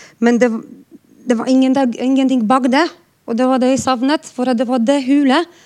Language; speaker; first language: Norwegian; non-native, fluent; Polish